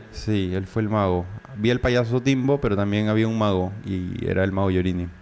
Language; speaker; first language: Spanish; native; Spanish